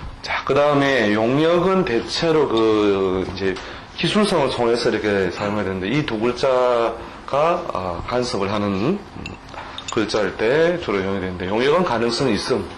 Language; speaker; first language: Korean; native; Korean